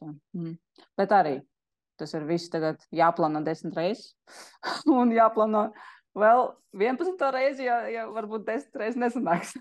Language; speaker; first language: Latvian; non-native, local second language; Russian